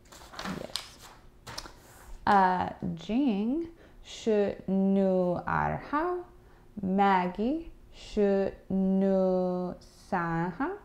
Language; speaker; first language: Chinese; non-native, learner; English